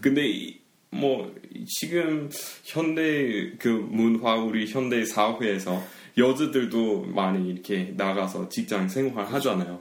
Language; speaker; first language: Korean; non-native, fluent; English